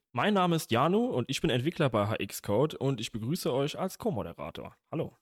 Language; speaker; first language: German; native; German